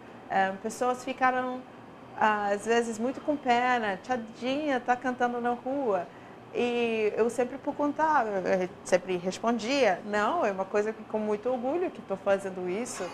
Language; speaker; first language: Portuguese; non-native, fluent; English